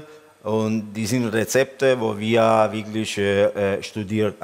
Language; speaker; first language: German; non-native, learner; Italian